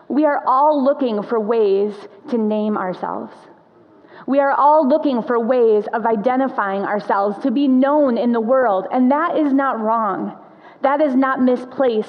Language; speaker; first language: English; native; English